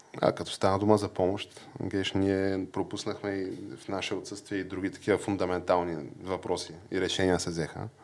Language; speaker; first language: Bulgarian; native; Bulgarian